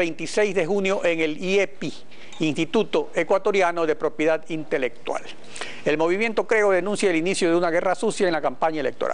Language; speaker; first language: Spanish; native; Spanish